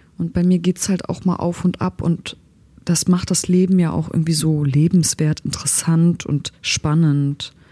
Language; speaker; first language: German; early bilingual, other home language; Turkish